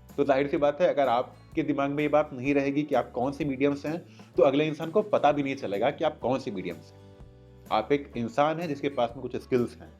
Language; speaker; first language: Hindi; native; Hindi